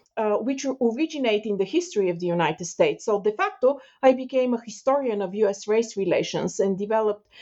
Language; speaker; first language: English; non-native, fluent; Bulgarian